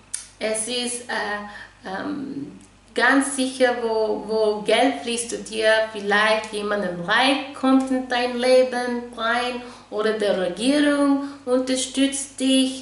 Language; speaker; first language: German; non-native, fluent; English